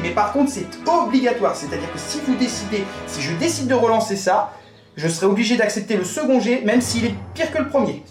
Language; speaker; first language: French; native; French